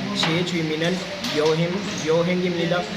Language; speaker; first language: Korean; non-native, learner; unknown